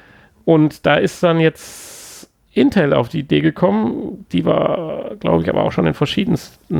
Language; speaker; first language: German; native; German